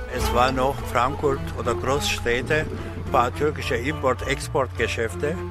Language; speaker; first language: German; non-native, learner; Turkish